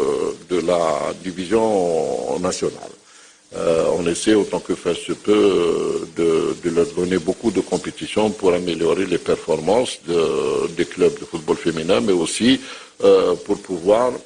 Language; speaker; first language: French; non-native, local second language; Arabic